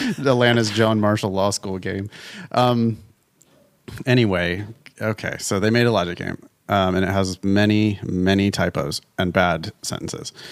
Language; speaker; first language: English; native; English